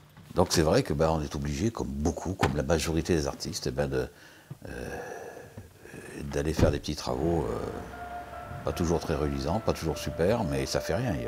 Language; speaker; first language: French; native; French